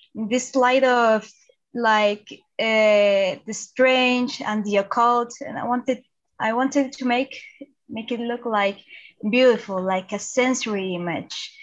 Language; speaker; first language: English; non-native, fluent; Spanish